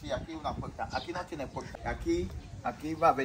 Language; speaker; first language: Spanish; native; Spanish